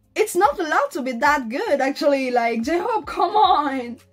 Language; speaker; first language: English; non-native, learner; French